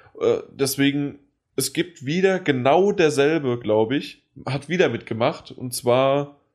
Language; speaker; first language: German; native; German